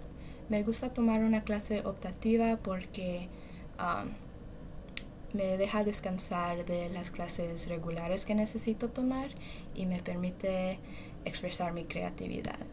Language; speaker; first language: Spanish; early bilingual, heritage; Spanish